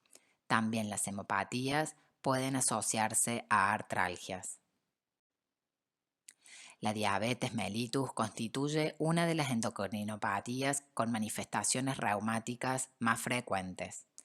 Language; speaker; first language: Spanish; native; Spanish